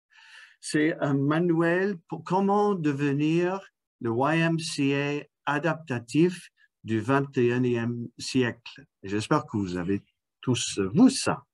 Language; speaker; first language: French; non-native, fluent; English